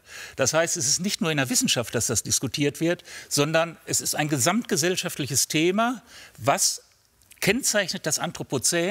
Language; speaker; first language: German; native; German